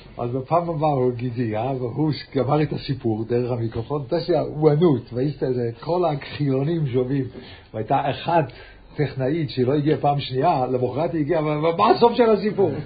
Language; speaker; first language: Hebrew; non-native, fluent; English